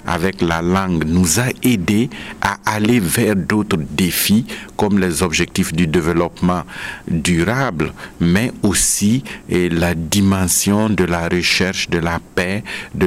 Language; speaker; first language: French; non-native, local second language; Mossi